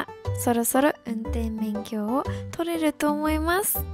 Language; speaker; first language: Japanese; non-native, fluent; English